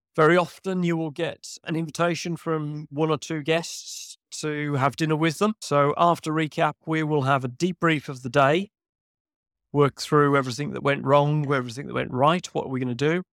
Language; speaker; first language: English; native; English